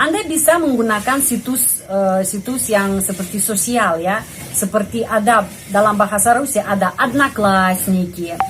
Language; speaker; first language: Indonesian; non-native, fluent; Russian